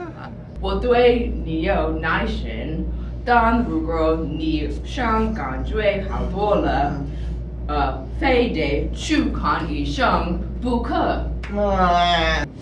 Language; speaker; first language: Chinese; non-native, learner; English